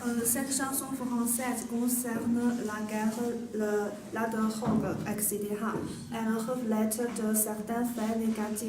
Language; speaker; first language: French; non-native, learner; Chinese